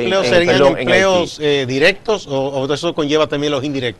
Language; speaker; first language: Spanish; native; Spanish